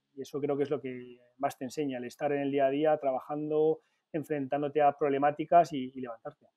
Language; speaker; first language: Spanish; early bilingual, heritage; Spanish